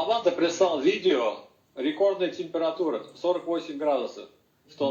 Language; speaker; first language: Russian; native; Russian